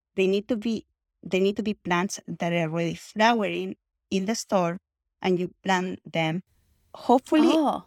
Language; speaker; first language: English; non-native, fluent; Spanish